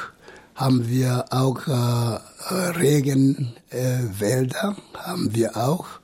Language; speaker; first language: German; non-native, fluent; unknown